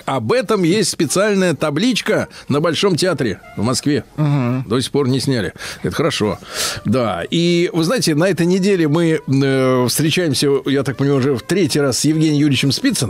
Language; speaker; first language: Russian; native; Russian